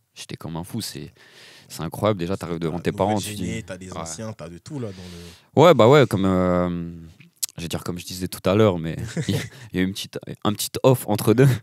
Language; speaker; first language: French; native; French